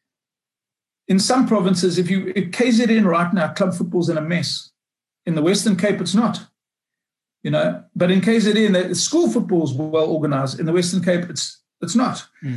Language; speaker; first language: English; native; English